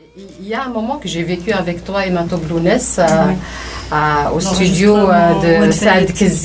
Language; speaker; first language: French; non-native, local second language; Kabyle